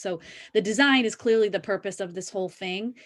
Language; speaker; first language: English; native; English